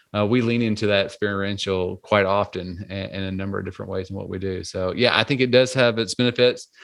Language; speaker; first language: English; native; English